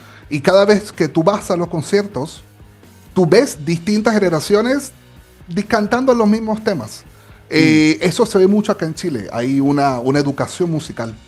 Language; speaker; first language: Spanish; native; Spanish